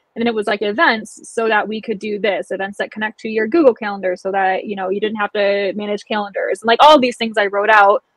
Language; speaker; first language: English; native; English